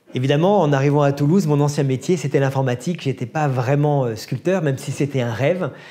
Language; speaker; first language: French; native; French